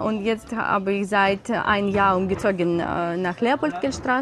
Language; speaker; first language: German; non-native, learner; Ukrainian